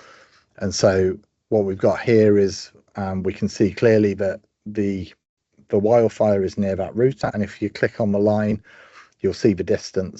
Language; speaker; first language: English; native; English